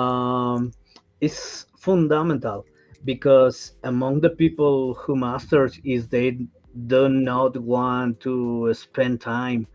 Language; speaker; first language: English; non-native, learner; Spanish